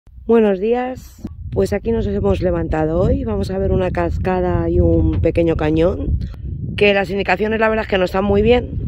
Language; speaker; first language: Spanish; native; Spanish